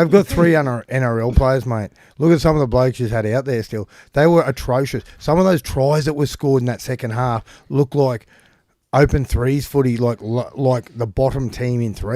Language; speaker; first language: English; native; English